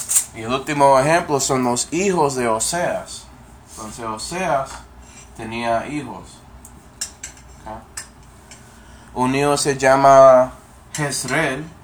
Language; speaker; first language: Spanish; non-native, fluent; English